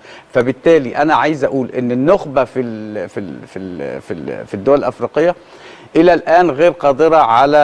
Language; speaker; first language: Arabic; native; Arabic